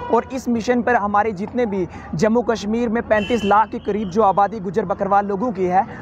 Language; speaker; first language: Hindi; native; Hindi